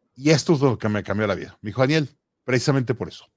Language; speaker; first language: Spanish; native; Spanish